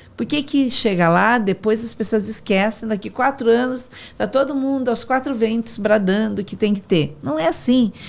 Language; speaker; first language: Portuguese; native; Portuguese